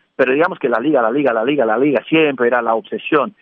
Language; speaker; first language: Spanish; non-native, fluent; English